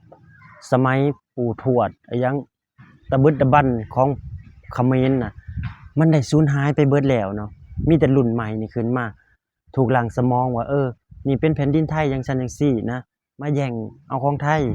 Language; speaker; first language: Thai; non-native, local second language; Lao